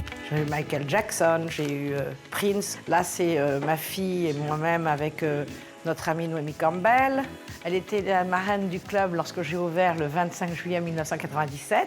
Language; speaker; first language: French; native; French